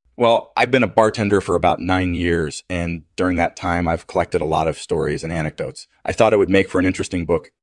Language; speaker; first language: English; native; English